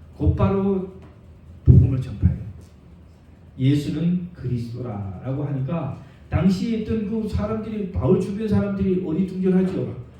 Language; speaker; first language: Korean; native; Korean